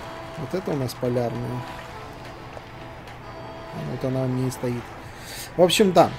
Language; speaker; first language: Russian; native; Russian